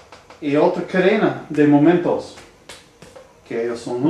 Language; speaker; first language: Spanish; non-native, learner; English